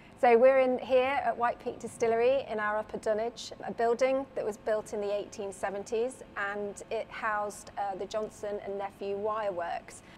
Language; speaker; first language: English; native; English